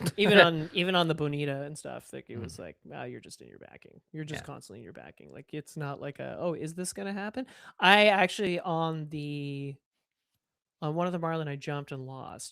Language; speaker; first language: English; native; English